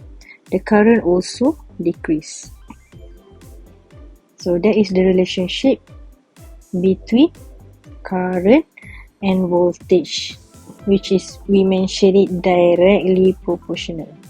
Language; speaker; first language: English; non-native, local second language; Malay